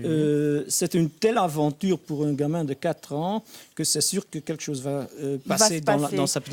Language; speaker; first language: French; non-native, fluent; Dutch